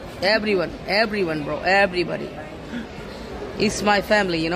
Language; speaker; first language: English; non-native, learner; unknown